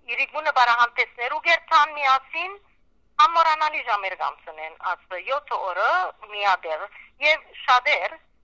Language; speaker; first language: Armenian; early bilingual, heritage; Armenian